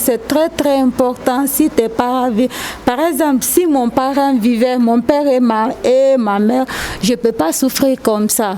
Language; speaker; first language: French; non-native, local second language; Susu